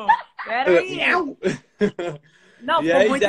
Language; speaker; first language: Portuguese; native; Portuguese